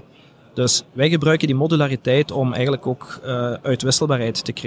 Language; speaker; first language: Dutch; native; Dutch